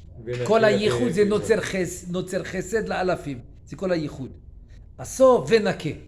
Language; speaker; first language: Hebrew; non-native, fluent; French